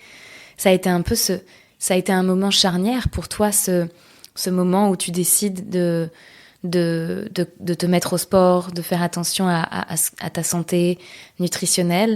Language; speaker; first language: French; native; French